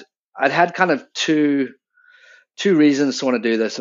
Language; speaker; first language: English; native; English